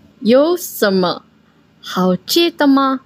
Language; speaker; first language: Chinese; non-native, learner; Korean